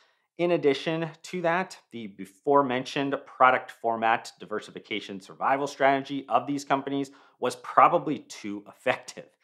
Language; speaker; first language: English; native; English